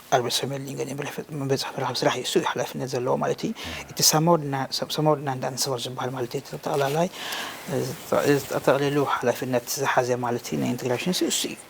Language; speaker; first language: Tigrinya; non-native, local second language; Afar